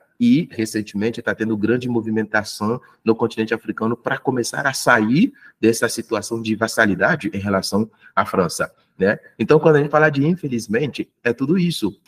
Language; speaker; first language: Portuguese; non-native, fluent; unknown